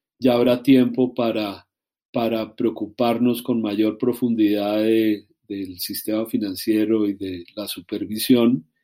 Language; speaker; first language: Spanish; native; Spanish